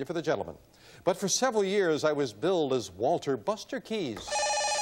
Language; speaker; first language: English; native; English